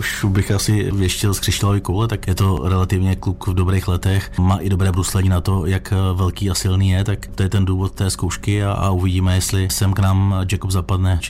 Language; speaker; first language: Czech; native; Czech